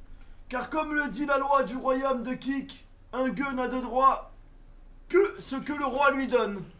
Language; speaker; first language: French; native; French